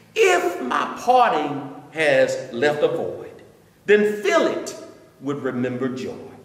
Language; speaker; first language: English; native; English